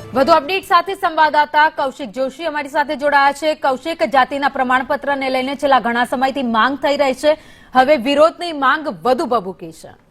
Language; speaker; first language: Gujarati; native; Gujarati